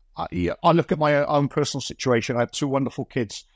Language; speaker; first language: English; native; English